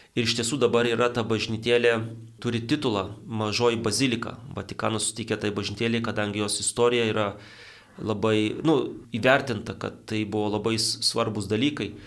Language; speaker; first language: Lithuanian; native; Lithuanian